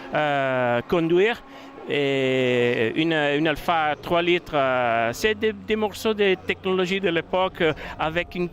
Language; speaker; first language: French; non-native, fluent; Italian